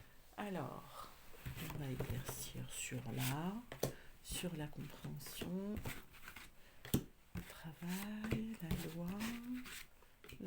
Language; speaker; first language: French; native; French